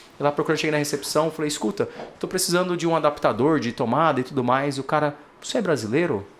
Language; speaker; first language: Portuguese; native; Portuguese